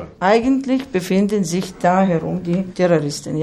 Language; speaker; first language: German; non-native, learner; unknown